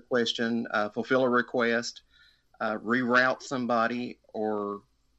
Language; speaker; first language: English; native; English